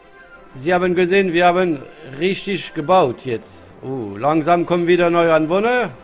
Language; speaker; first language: German; non-native, learner; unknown